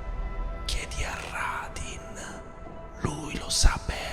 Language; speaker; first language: Italian; native; Italian